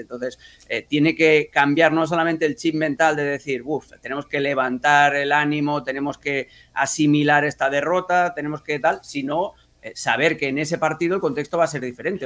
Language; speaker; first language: Spanish; native; Spanish